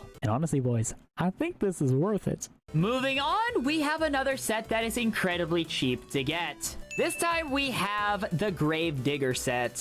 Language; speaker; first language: English; native; English